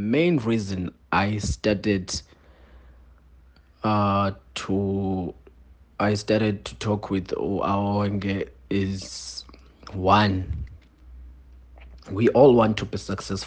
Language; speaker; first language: English; non-native, local second language; Xhosa